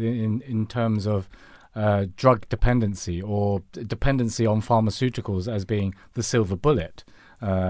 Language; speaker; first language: English; non-native, local second language; Cantonese